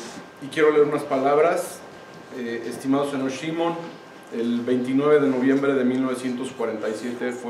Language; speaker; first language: Spanish; native; Spanish